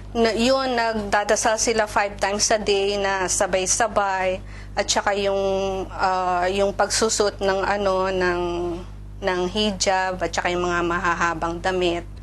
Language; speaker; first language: Filipino; native; Filipino